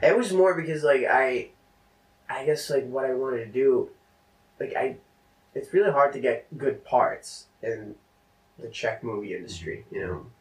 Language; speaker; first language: English; non-native, fluent; Czech